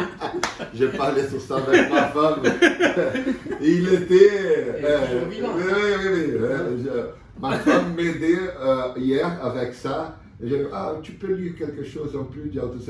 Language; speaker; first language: French; non-native, learner; Portuguese